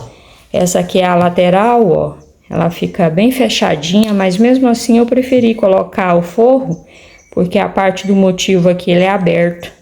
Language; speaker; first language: Portuguese; native; Portuguese